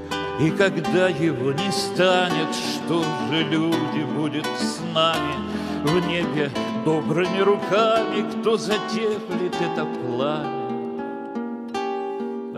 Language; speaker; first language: Russian; native; Russian